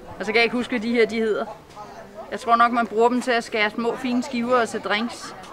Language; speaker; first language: Danish; native; Danish